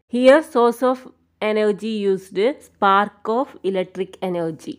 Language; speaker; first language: English; non-native, local second language; Malayalam